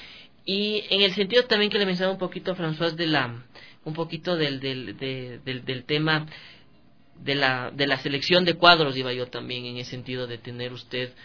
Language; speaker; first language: Spanish; native; Spanish